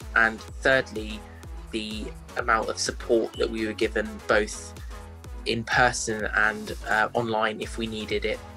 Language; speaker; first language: English; native; English